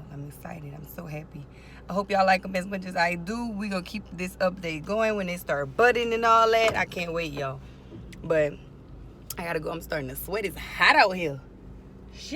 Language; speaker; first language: English; native; English